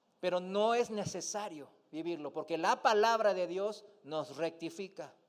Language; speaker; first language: Spanish; non-native, fluent; Korean